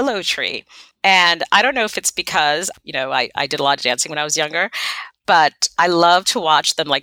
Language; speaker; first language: English; non-native, fluent; Haitian Creole